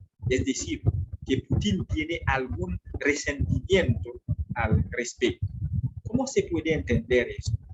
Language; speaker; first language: Spanish; non-native, fluent; French